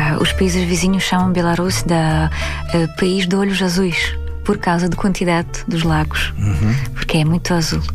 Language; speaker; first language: Portuguese; non-native, fluent; Russian